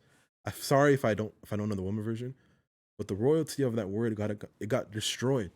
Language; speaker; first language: English; native; English